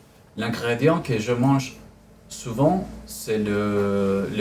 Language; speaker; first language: French; non-native, learner; Spanish